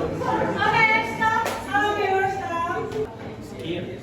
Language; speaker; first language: English; non-native, fluent; Indonesian